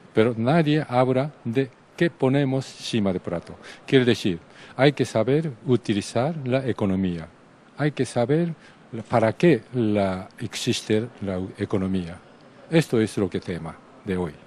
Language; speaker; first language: Spanish; non-native, learner; Japanese